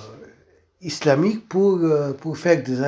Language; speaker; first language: French; non-native, local second language; Arabic